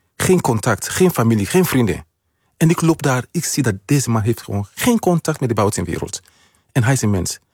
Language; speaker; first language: Dutch; non-native, fluent; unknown